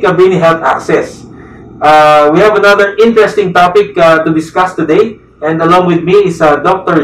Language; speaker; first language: English; non-native, local second language; Filipino